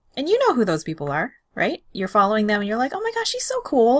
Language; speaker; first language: English; native; English